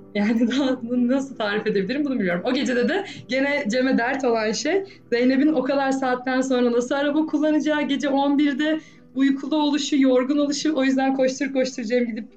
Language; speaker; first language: Turkish; native; Turkish